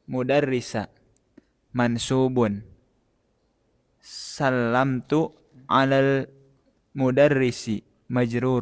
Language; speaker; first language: Arabic; non-native, learner; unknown